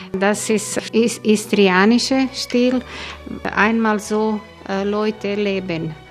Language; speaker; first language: German; non-native, learner; Croatian